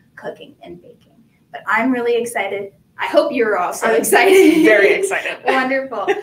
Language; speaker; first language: English; native; English